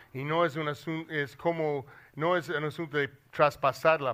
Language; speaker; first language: Spanish; non-native, learner; English